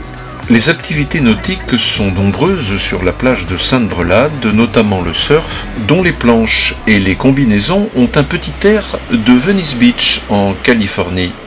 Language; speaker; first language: French; native; French